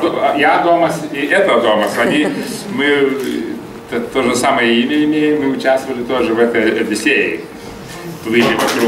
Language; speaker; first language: Russian; non-native, fluent; Lithuanian